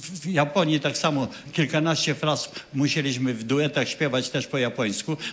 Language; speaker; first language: Polish; native; Polish